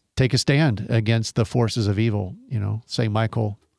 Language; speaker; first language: English; native; English